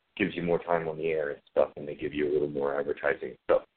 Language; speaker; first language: English; native; English